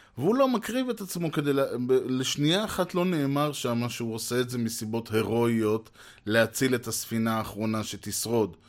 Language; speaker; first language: Hebrew; native; Hebrew